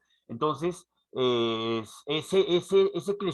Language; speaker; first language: Spanish; native; Spanish